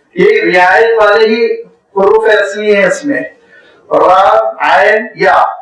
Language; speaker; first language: Urdu; native; Urdu